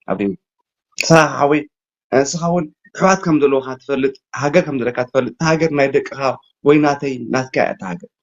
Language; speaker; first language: Tigrinya; native; Tigrinya